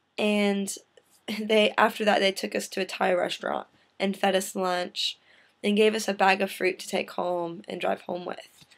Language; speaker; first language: English; native; English